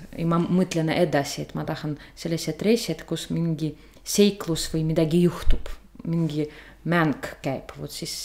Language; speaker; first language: Estonian; non-native, learner; Russian